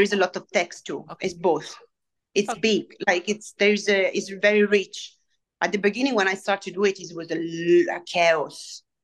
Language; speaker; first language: English; non-native, fluent; Italian